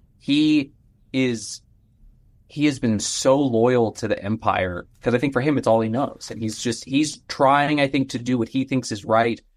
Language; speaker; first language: English; native; English